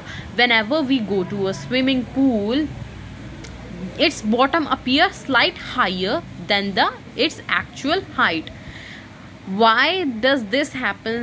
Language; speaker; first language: English; non-native, local second language; Hindi